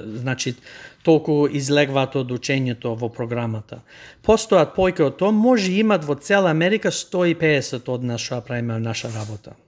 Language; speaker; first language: Macedonian; early bilingual, heritage; Macedonian